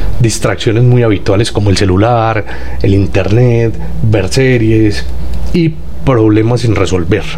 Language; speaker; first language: Spanish; native; Spanish